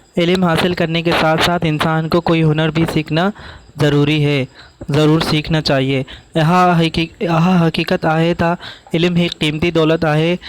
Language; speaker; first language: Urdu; non-native, local second language; Sindhi